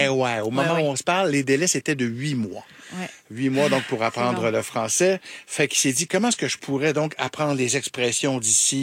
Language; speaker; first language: French; native; French